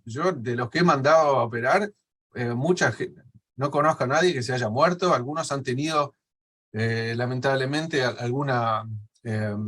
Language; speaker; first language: Spanish; native; Spanish